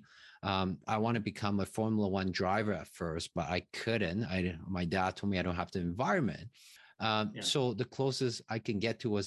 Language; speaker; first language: English; non-native, fluent; Chinese